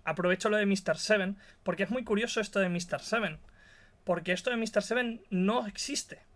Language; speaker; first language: Spanish; native; Spanish